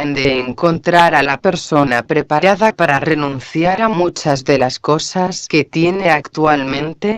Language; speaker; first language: Spanish; native; Spanish